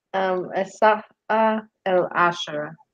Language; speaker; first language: Arabic; non-native, learner; English